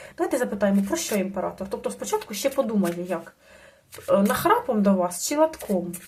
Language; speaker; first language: Ukrainian; non-native, local second language; Russian